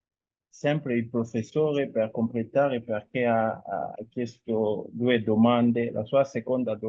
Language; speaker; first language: Italian; non-native, fluent; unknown